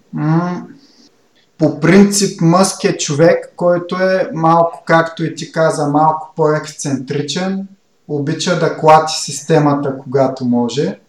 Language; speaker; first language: Bulgarian; native; Bulgarian